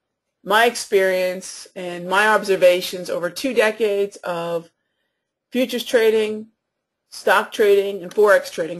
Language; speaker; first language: English; native; English